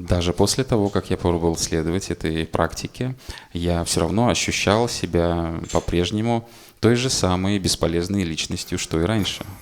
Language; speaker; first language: Russian; native; Russian